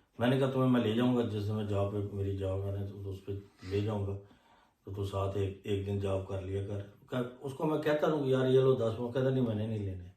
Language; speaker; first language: Urdu; non-native, local second language; Punjabi